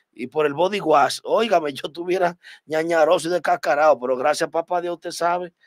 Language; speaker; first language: Spanish; native; Spanish